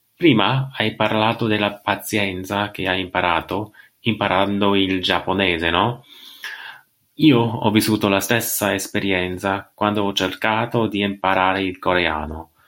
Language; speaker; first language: Italian; non-native, fluent; English